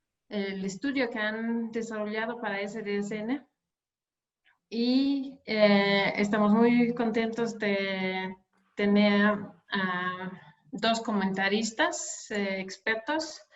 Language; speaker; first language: Spanish; non-native, fluent; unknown